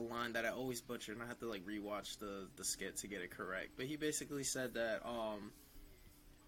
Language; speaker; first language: English; native; English